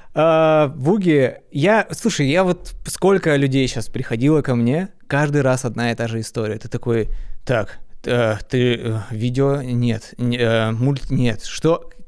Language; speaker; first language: Russian; native; Russian